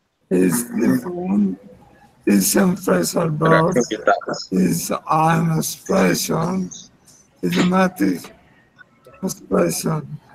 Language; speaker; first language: English; non-native, learner; Spanish